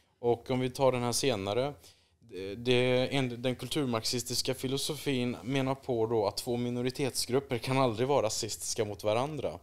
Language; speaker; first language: Swedish; native; Swedish